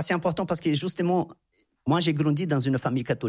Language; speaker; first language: French; non-native, fluent; Portuguese